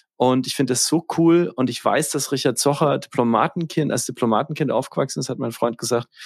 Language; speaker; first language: German; native; German